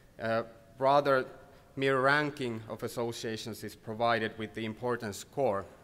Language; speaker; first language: English; non-native, fluent; Finnish